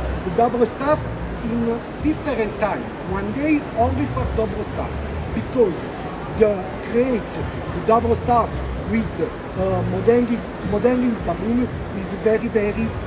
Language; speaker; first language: English; non-native, learner; Italian